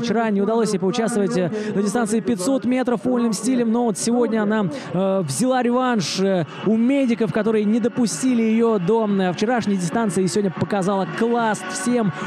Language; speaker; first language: Russian; native; Russian